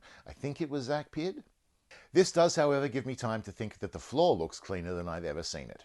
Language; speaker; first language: English; native; English